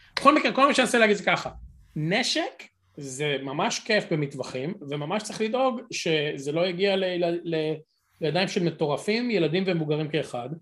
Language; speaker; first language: Hebrew; native; Hebrew